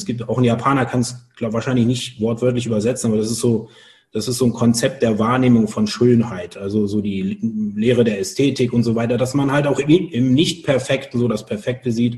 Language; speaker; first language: German; native; German